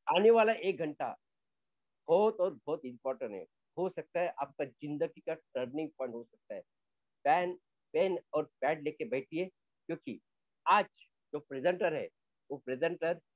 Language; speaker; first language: Hindi; non-native, local second language; Marathi